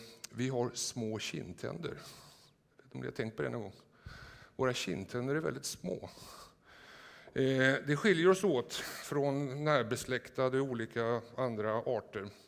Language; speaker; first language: Swedish; native; Swedish